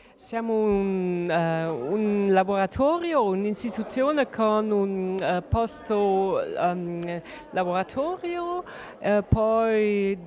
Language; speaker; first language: Italian; non-native, learner; German